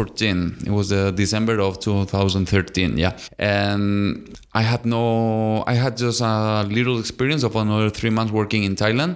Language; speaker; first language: English; non-native, fluent; Spanish